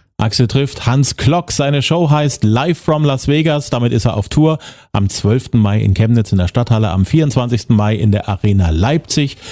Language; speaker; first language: German; native; German